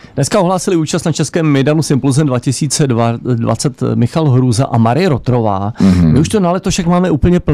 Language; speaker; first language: Czech; native; Czech